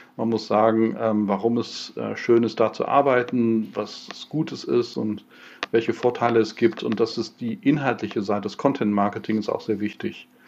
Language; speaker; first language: German; non-native, fluent; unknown